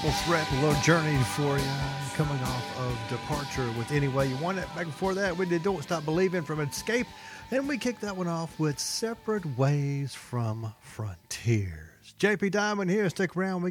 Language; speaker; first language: English; native; English